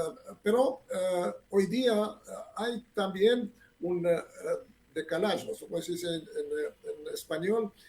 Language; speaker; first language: Spanish; non-native, fluent; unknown